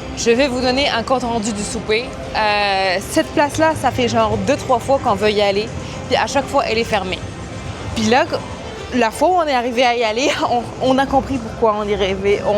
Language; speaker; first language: French; non-native, local second language; Arabic